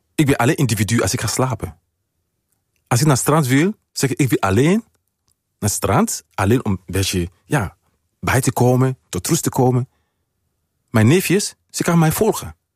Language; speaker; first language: Dutch; non-native, fluent; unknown